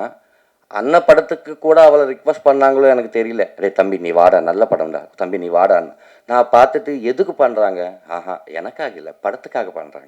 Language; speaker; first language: Tamil; non-native, learner; Telugu